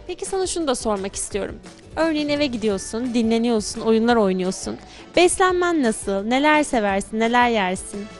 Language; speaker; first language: Turkish; native; Turkish